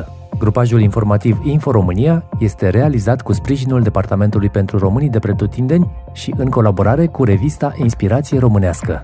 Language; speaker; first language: Romanian; native; Romanian